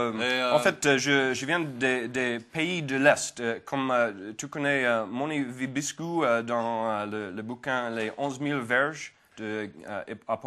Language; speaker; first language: French; non-native, fluent; English